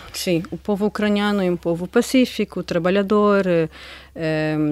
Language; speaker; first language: Portuguese; non-native, fluent; Ukrainian